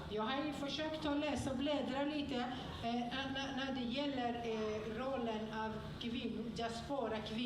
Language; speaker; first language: Swedish; non-native, fluent; French